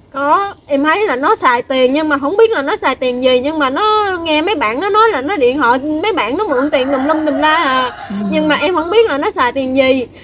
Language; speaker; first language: Vietnamese; native; Vietnamese